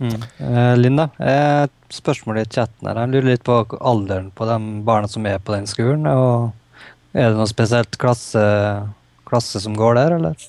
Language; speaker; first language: Norwegian; native; Norwegian